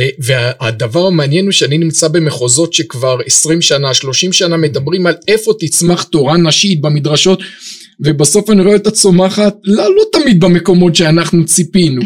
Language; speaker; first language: Hebrew; native; Hebrew